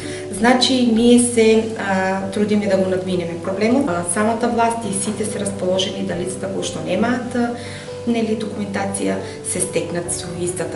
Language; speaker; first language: Macedonian; native; Macedonian